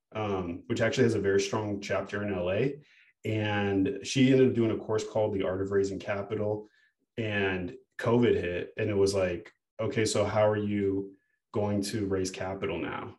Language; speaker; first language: English; native; English